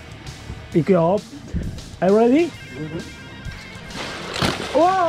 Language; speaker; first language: English; non-native, learner; Japanese